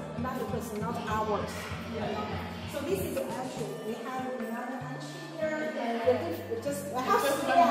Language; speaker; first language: English; non-native, learner; Chinese